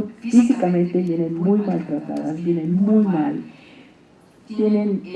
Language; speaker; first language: Spanish; native; Spanish